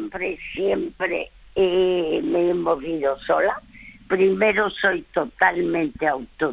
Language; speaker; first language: Spanish; early bilingual, other home language; French